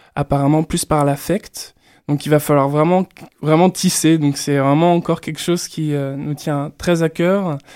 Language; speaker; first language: French; native; French